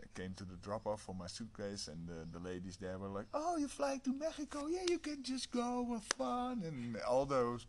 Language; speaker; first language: English; non-native, fluent; Dutch